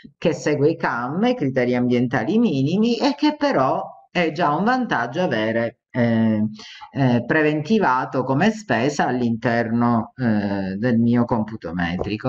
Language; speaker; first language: Italian; native; Italian